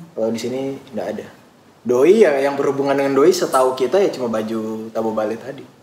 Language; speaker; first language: Indonesian; native; Indonesian